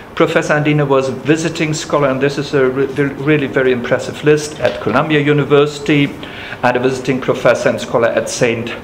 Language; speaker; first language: English; non-native, fluent; German